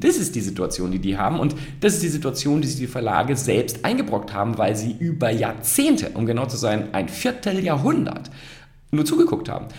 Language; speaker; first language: German; native; German